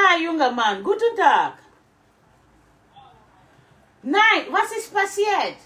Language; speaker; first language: German; non-native, learner; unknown